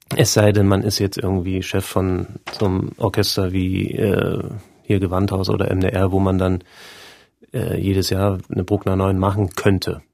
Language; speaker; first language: German; native; German